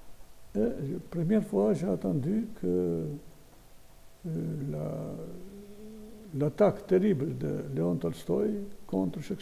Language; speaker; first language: French; non-native, fluent; Albanian